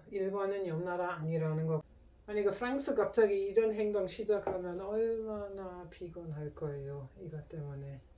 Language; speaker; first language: Korean; non-native, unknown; German